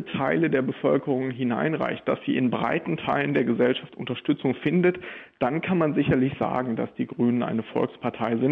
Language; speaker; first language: German; native; German